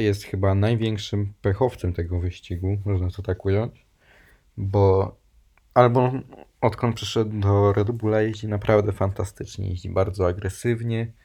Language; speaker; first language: Polish; native; Polish